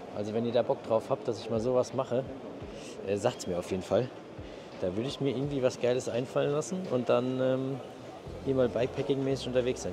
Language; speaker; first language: German; native; German